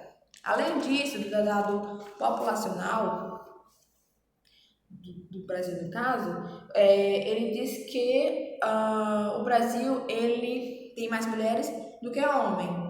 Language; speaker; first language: Portuguese; native; Portuguese